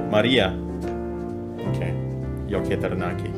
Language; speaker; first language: Swedish; non-native, learner; Indonesian